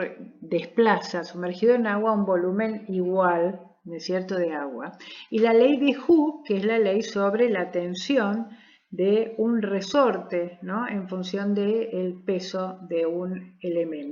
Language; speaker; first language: Spanish; native; Spanish